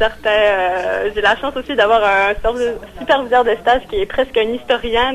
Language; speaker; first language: French; native; French